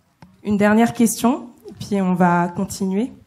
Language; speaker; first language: French; native; French